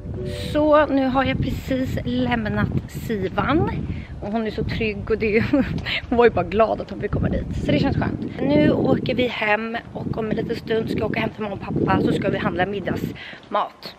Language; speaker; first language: Swedish; native; Swedish